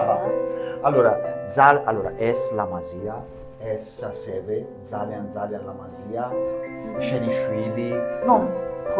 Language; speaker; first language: Georgian; non-native, learner; Italian